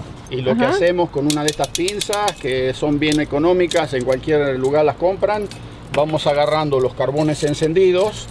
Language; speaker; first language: Spanish; native; Spanish